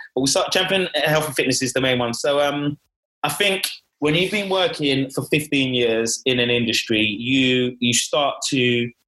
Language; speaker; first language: English; native; English